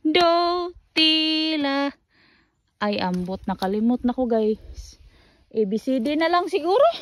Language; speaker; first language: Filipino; non-native, local second language; Cebuano